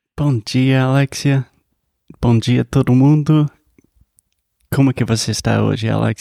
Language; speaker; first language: Portuguese; non-native, fluent; English